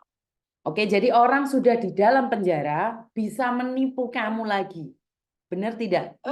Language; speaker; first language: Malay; non-native, local second language; Javanese